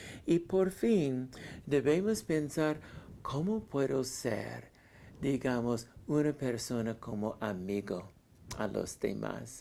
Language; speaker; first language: Spanish; non-native, fluent; English